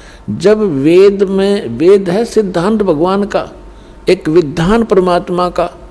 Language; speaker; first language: Hindi; native; Hindi